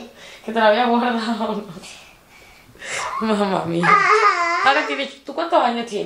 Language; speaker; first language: Spanish; native; Spanish